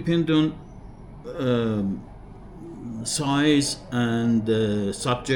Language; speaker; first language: English; non-native, learner; Persian